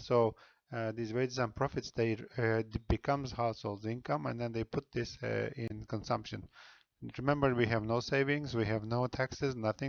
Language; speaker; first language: English; non-native, fluent; Turkish